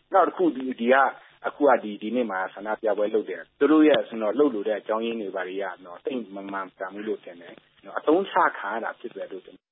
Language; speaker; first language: Burmese; non-native, local second language; Shan